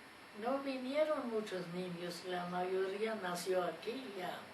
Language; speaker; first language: Spanish; non-native, fluent; German